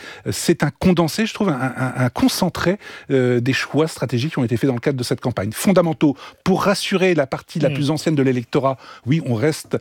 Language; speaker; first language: French; native; French